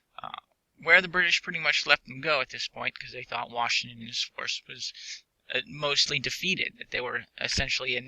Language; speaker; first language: English; native; English